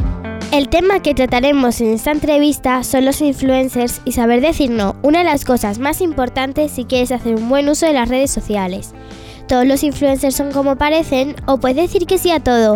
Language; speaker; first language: Spanish; native; Spanish